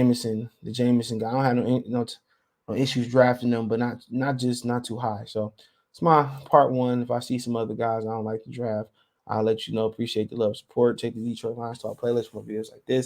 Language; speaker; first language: English; native; English